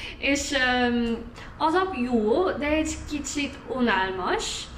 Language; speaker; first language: Hungarian; non-native, learner; English